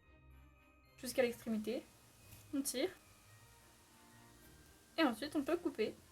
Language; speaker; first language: French; native; French